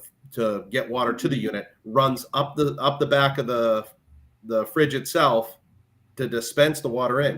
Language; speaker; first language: English; native; English